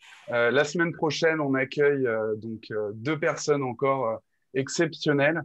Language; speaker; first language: French; native; French